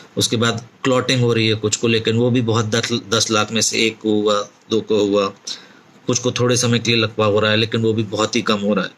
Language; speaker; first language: Hindi; native; Hindi